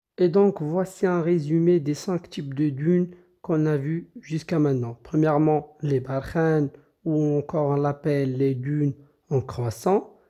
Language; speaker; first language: French; non-native, local second language; Arabic